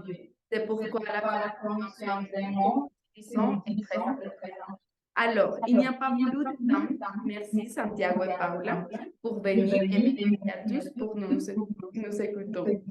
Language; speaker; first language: French; non-native, learner; Spanish